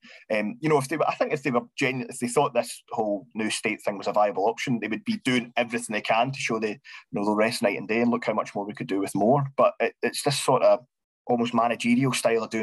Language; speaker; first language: English; native; English